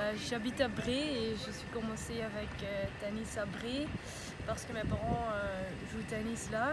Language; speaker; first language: French; non-native, local second language; Dutch